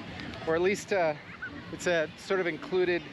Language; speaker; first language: English; native; English